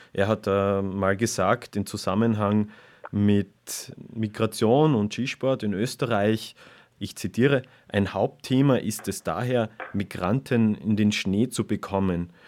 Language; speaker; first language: German; native; German